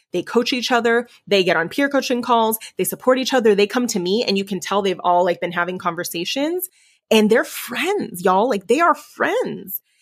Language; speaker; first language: English; early bilingual, other home language; Spanish